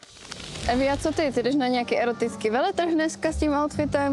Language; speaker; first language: Czech; native; Czech